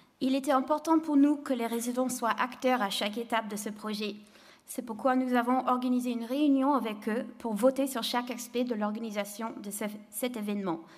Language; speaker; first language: French; non-native, fluent; English